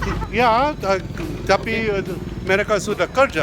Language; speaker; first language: Indonesian; non-native, learner; English